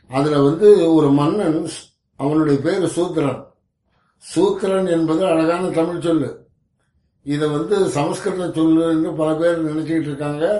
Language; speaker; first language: Tamil; native; Tamil